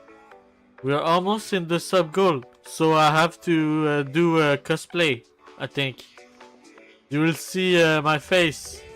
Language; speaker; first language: English; non-native, learner; French